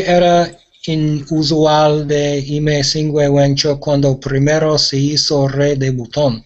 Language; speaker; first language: Spanish; non-native, learner; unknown